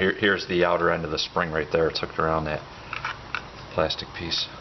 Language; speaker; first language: English; native; English